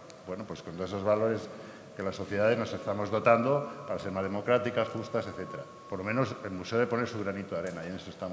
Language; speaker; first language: Spanish; native; Spanish